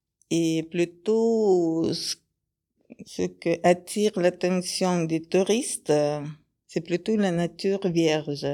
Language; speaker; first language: French; non-native, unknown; Kyrgyz